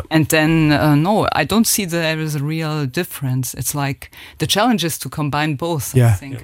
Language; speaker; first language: English; non-native, fluent; German